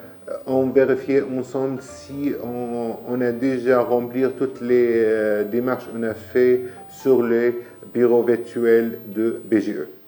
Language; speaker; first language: French; non-native, learner; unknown